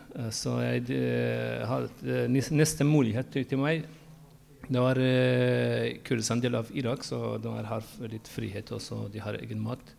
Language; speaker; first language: Norwegian; non-native, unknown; Central Kurdish